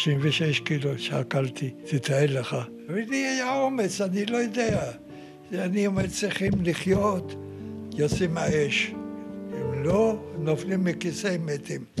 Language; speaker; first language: Hebrew; non-native, fluent; Yiddish